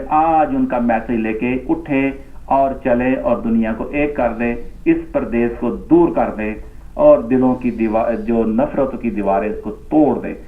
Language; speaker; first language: Urdu; non-native, local second language; Punjabi